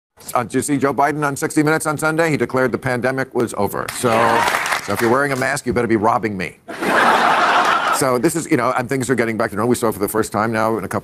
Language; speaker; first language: English; native; English